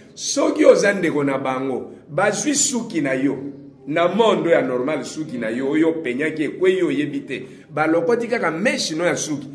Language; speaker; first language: Lingala; non-native, local second language; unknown